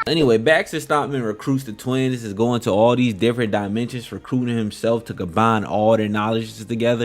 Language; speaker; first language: English; native; English